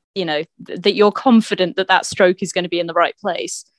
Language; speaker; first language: English; native; English